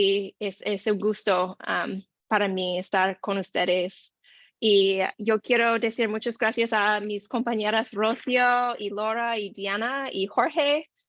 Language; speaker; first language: Spanish; non-native, learner; English